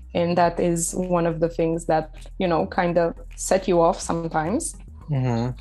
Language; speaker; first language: English; non-native, fluent; Romanian